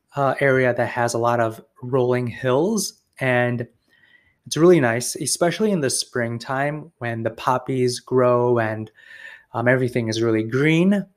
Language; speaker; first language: English; native; English